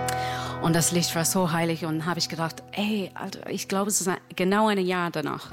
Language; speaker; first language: German; non-native, fluent; English